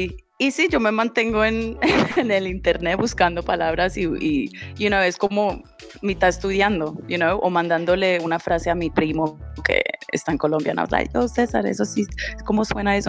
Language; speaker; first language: Spanish; early bilingual, heritage; Spanish